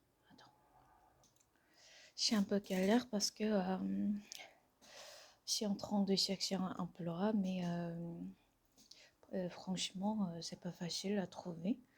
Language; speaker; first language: French; non-native, fluent; Korean